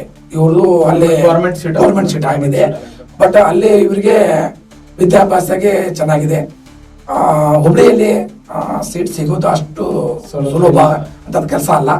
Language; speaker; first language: Kannada; non-native, local second language; Urdu